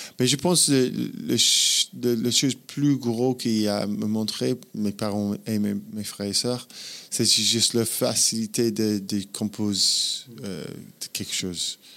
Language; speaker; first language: French; non-native, fluent; English